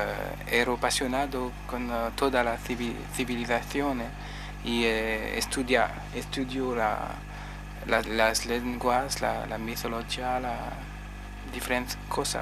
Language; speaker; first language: Spanish; non-native, learner; French